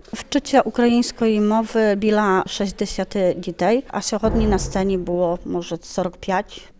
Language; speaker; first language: Ukrainian; early bilingual, heritage; Ukrainian